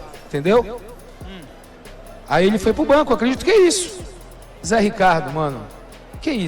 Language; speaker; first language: Portuguese; native; Portuguese